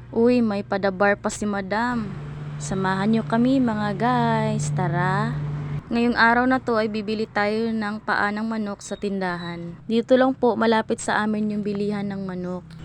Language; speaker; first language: Filipino; non-native, local second language; Cebuano